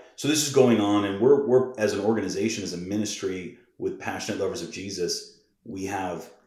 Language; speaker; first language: English; native; English